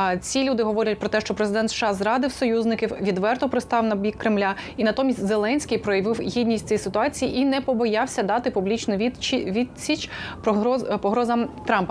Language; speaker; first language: Ukrainian; native; Ukrainian